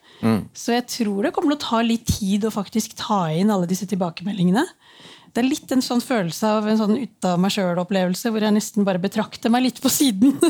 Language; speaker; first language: Norwegian; early bilingual, other home language; Urdu